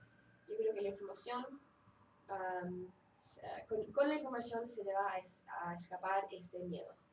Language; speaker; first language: Spanish; early bilingual, heritage; Spanish